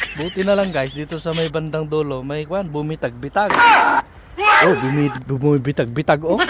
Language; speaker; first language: Filipino; non-native, local second language; Iloko